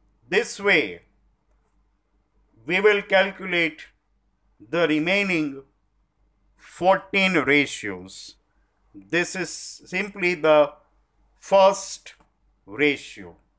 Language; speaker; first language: English; non-native, local second language; Gujarati